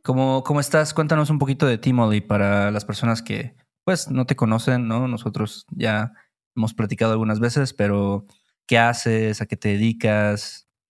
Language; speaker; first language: Spanish; native; Spanish